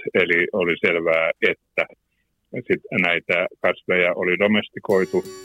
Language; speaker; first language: Finnish; native; Finnish